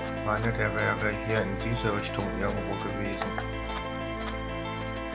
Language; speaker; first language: German; native; German